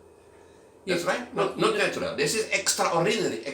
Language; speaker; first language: English; non-native, learner; Indonesian